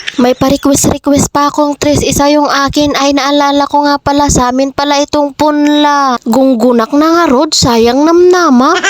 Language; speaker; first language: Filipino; non-native, local second language; Iloko